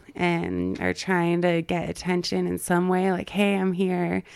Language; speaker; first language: English; native; English